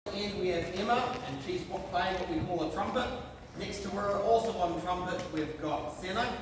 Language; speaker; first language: English; native; English